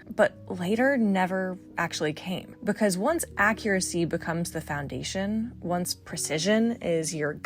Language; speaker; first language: English; native; English